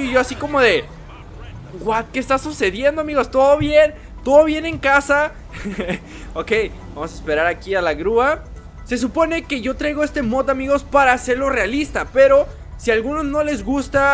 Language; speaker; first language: Spanish; native; Spanish